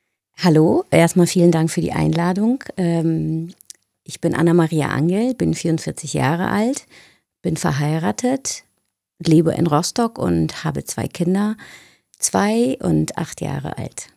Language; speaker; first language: German; non-native, fluent; Romanian